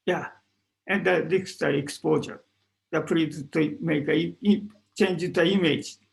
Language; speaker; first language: English; non-native, learner; Japanese